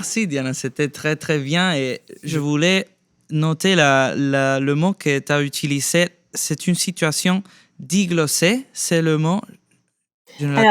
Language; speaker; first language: French; non-native, fluent; Spanish